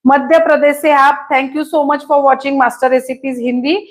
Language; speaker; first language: Hindi; non-native, local second language; Konkani